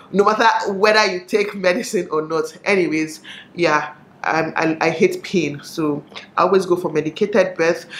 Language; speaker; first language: English; non-native, local second language; Igbo